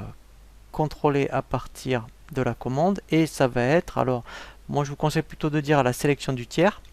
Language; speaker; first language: French; native; French